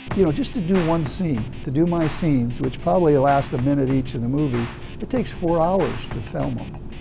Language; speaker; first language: English; native; English